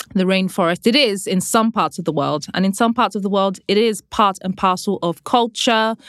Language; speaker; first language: English; non-native, local second language; Igbo